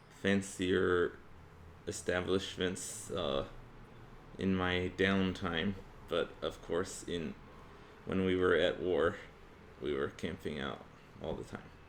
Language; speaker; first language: English; native; English